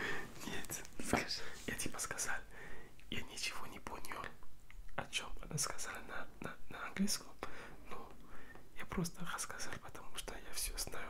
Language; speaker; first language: Russian; non-native, learner; French